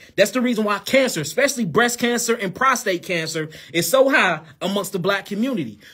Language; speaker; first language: English; native; English